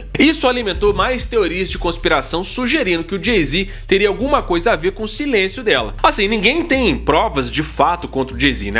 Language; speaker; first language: Portuguese; native; Portuguese